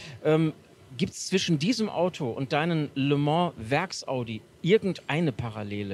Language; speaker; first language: German; native; German